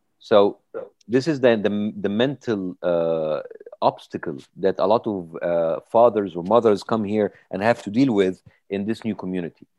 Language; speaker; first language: English; non-native, fluent; Arabic